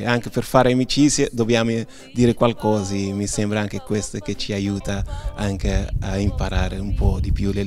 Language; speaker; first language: Italian; non-native, fluent; Kabuverdianu